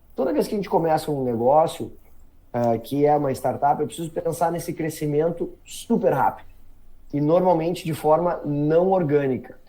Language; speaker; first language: Portuguese; native; Portuguese